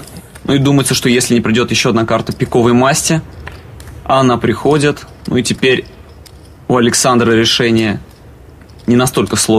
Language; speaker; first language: Russian; native; Russian